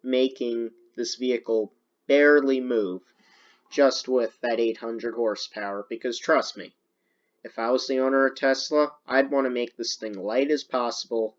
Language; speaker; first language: English; native; English